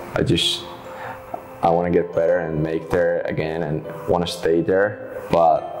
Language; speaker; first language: English; non-native, fluent; Finnish